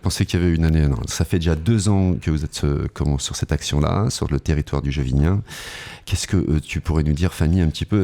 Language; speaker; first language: French; native; French